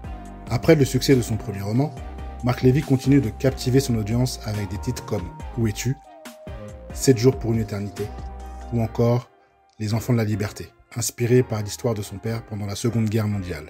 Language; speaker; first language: French; native; French